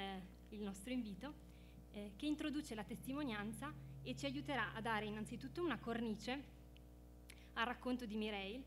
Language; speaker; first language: Italian; native; Italian